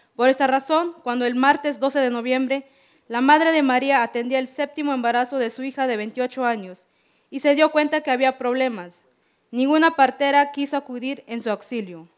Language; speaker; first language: Spanish; non-native, local second language; Tzeltal